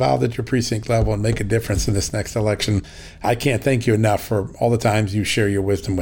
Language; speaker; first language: English; native; English